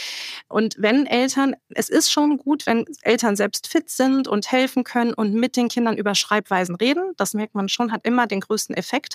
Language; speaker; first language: German; native; German